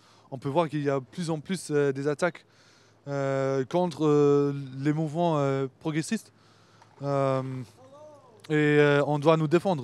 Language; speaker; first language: French; non-native, fluent; Turkish